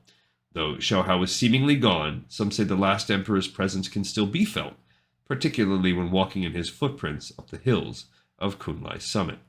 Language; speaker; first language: English; native; English